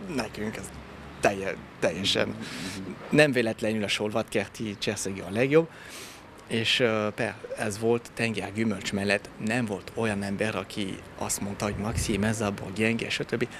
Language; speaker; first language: Hungarian; non-native, fluent; French